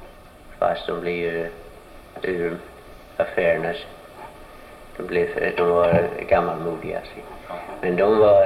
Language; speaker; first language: Swedish; early bilingual, heritage; Swedish